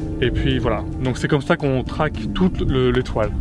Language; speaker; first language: French; native; French